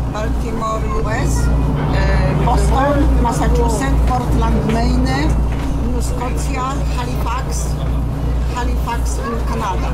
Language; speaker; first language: English; non-native, learner; Polish